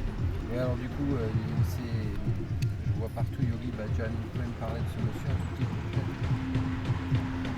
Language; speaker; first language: French; native; French